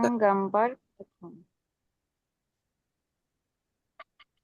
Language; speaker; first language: Indonesian; non-native, learner; Arabic